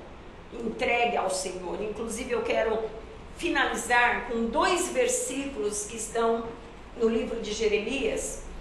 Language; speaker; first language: Portuguese; native; Portuguese